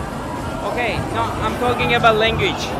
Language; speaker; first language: English; non-native, learner; Turkish